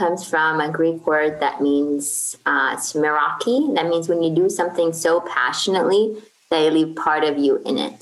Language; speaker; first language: English; non-native, fluent; Arabic